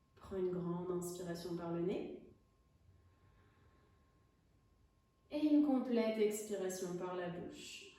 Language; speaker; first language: French; native; French